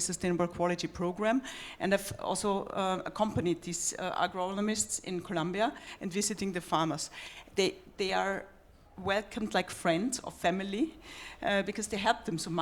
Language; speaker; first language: English; non-native, fluent; German